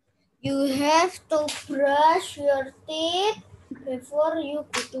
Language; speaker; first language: English; non-native, learner; Indonesian